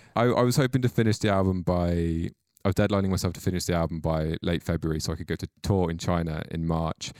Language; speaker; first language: English; native; English